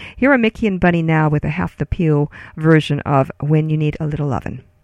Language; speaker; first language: English; early bilingual, other home language; Ukrainian